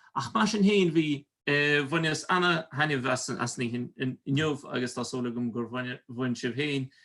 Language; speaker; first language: Irish; native; Irish